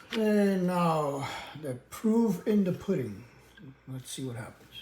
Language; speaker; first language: English; native; English